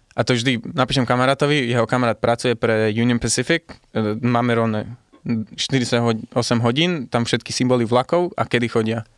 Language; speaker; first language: Slovak; early bilingual, heritage; Slovak